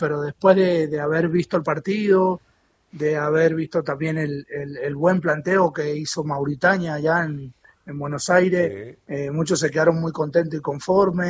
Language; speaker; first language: Spanish; native; Spanish